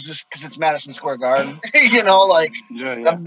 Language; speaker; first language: English; native; English